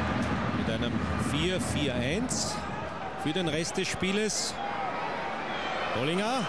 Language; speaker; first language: German; native; German